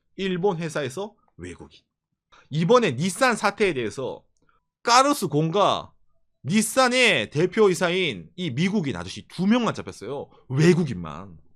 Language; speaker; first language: Korean; native; Korean